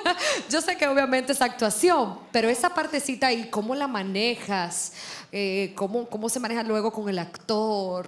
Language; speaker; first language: Spanish; native; Spanish